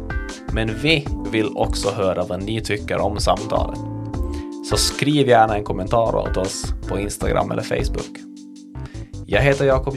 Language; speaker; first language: Swedish; native; Swedish